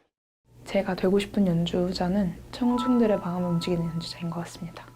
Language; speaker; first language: Korean; native; Korean